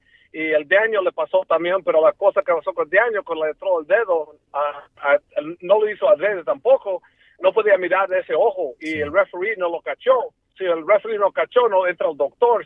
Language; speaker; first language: Spanish; early bilingual, heritage; Spanish